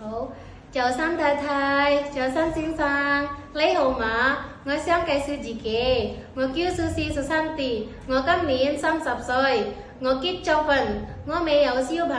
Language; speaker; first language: Cantonese; non-native, learner; Indonesian